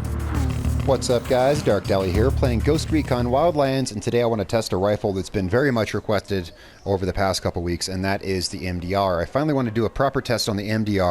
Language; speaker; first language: English; native; English